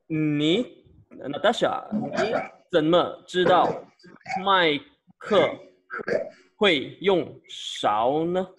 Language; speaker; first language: Chinese; non-native, fluent; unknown